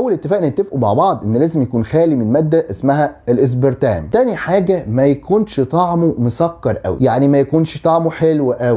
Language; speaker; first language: Arabic; native; Arabic